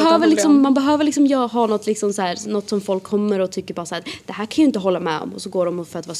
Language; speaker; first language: Swedish; native; Swedish